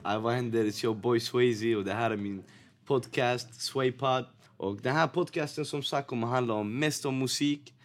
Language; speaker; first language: Swedish; native; Swedish